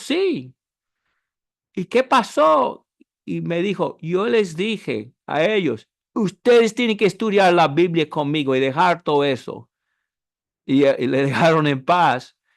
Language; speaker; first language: Spanish; non-native, fluent; English